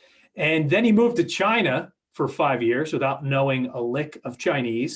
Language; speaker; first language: English; native; English